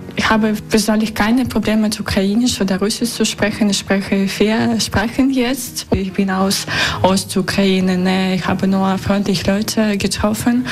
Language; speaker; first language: German; non-native, learner; Russian